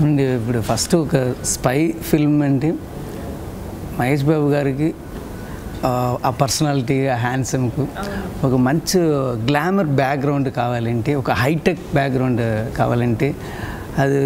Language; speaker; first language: Telugu; non-native, learner; Tamil